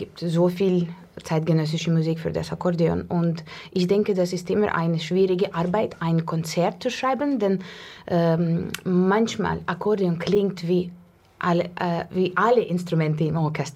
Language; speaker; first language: German; non-native, fluent; Russian